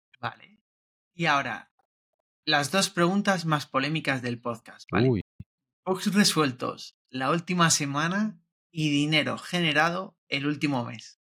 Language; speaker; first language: Spanish; native; Spanish